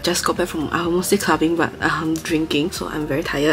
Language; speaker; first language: English; non-native, local second language; Chinese